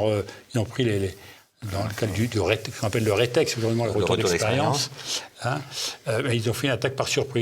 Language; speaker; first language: French; native; French